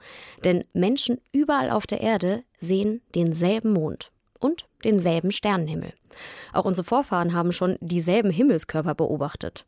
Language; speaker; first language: German; native; German